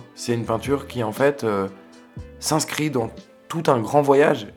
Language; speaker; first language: French; native; French